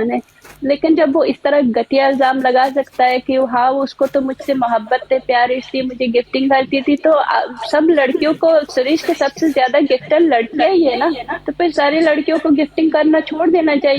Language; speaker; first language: Hindi; native; Hindi